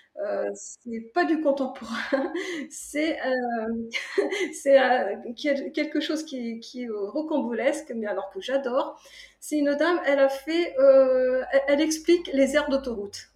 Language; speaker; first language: French; native; French